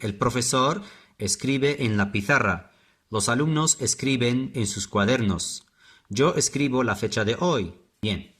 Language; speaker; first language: Spanish; non-native, fluent; Arabic